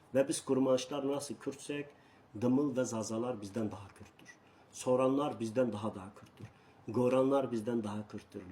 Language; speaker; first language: Turkish; non-native, local second language; Kurdish